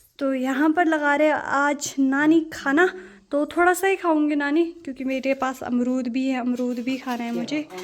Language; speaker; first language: Hindi; non-native, local second language; Nepali